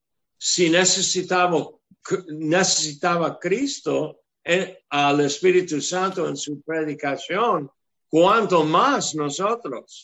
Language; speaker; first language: Spanish; non-native, fluent; English